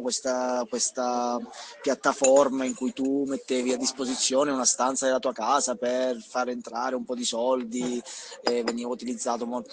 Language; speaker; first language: Italian; native; Italian